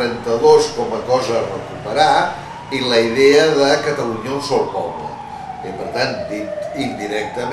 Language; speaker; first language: Catalan; native; Catalan